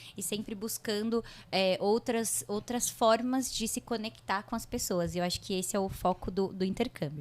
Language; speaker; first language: Portuguese; native; Portuguese